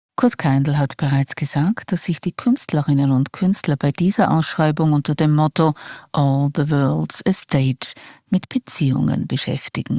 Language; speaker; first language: German; native; German